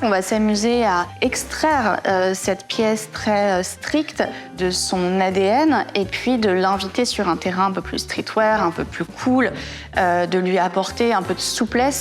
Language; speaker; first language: French; native; French